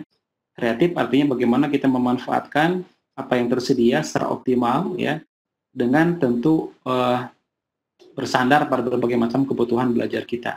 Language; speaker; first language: Indonesian; native; Indonesian